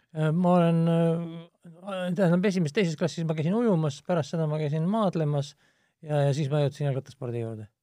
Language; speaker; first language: Estonian; native; Estonian